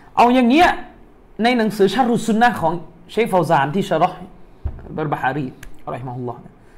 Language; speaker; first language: Thai; native; Thai